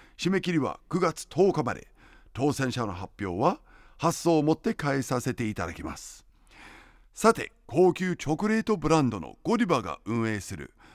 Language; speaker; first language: Japanese; non-native, fluent; English